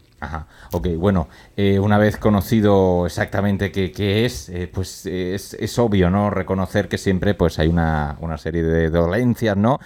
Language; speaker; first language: Spanish; native; Spanish